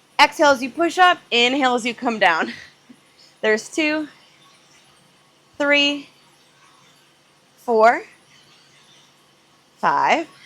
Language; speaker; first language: English; native; English